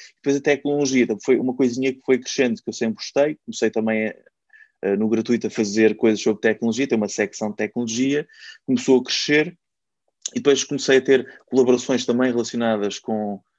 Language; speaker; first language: Portuguese; native; Portuguese